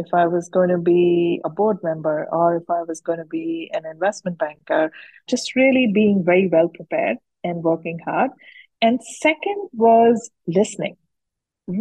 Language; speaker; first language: English; non-native, local second language; Hindi